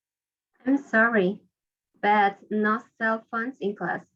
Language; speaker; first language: English; non-native, learner; Spanish